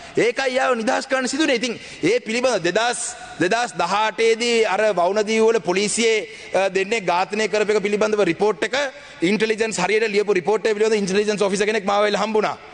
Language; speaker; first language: Sinhala; non-native, local second language; Tamil